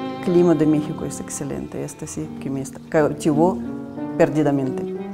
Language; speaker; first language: Spanish; non-native, fluent; Russian